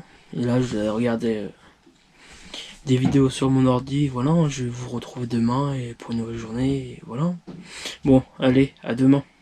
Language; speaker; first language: French; native; French